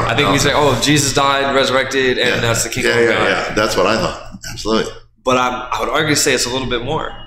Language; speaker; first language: English; native; English